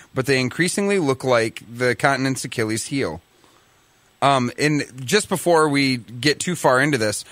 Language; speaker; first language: English; native; English